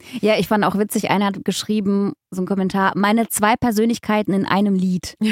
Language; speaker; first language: German; early bilingual, other home language; Russian